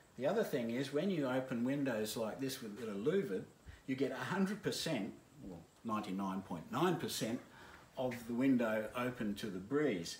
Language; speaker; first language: English; native; English